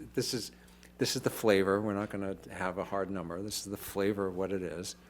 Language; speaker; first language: English; native; English